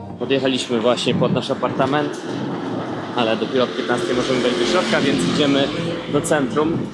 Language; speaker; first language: Polish; native; Polish